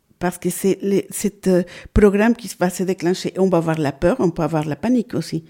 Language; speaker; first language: French; non-native, fluent; Spanish